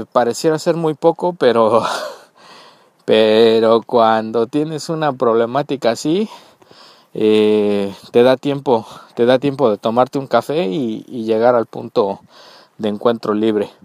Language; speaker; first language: Spanish; native; Spanish